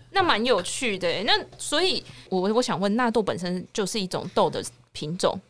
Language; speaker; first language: Chinese; native; Chinese